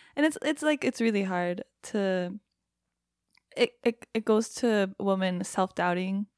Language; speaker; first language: English; non-native, fluent; Japanese